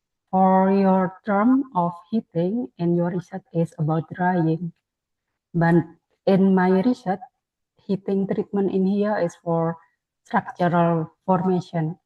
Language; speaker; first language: English; non-native, fluent; Indonesian